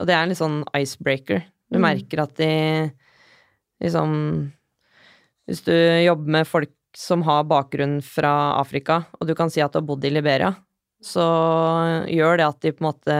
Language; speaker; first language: Norwegian; early bilingual, other home language; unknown